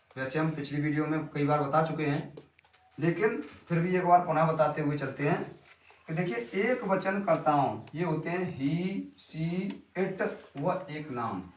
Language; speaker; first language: Hindi; native; Hindi